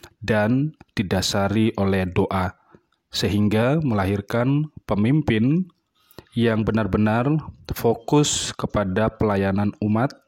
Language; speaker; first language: Indonesian; native; Indonesian